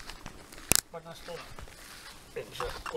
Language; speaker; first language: Finnish; native; Finnish